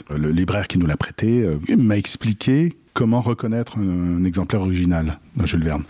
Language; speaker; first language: French; native; French